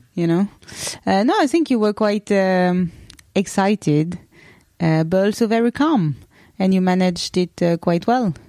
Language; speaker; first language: English; non-native, fluent; French